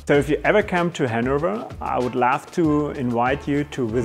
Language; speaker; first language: English; non-native, fluent; German